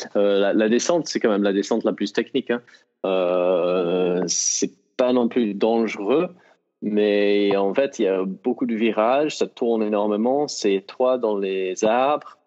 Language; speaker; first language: French; non-native, fluent; English